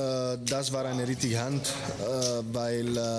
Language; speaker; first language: German; non-native, fluent; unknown